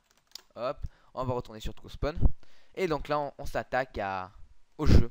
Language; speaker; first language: French; native; French